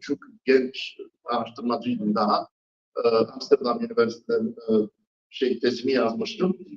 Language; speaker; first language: Turkish; non-native, fluent; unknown